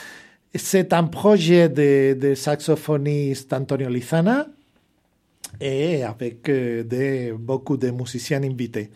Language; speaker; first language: French; non-native, fluent; Spanish